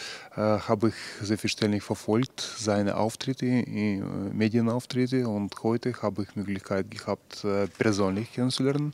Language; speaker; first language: German; non-native, fluent; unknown